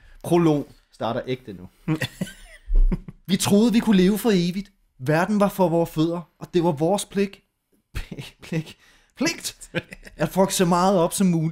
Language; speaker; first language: Danish; native; Danish